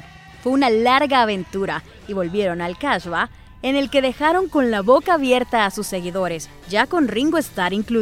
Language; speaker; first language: Spanish; native; Spanish